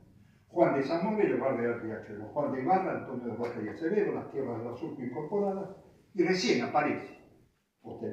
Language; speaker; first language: Spanish; native; Spanish